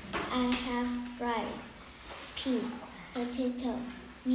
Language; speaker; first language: English; non-native, learner; Vietnamese